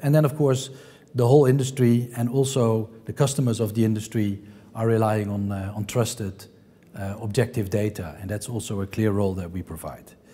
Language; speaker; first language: English; non-native, fluent; Dutch